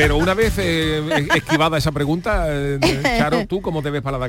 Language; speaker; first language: Spanish; native; Spanish